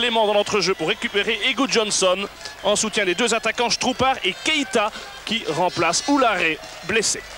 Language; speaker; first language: French; native; French